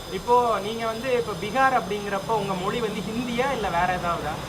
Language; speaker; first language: Tamil; native; Tamil